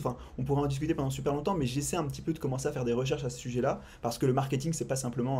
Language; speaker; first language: French; native; French